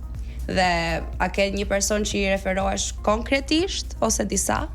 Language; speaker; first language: Albanian; native; Albanian